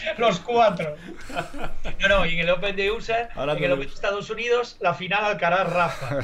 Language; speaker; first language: Spanish; native; Spanish